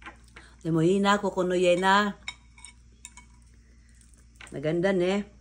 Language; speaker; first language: Japanese; non-native, learner; Filipino